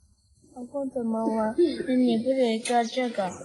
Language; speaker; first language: Chinese; non-native, learner; Lao